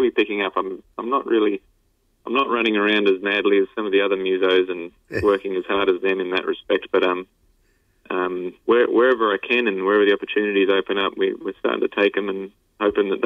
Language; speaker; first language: English; native; English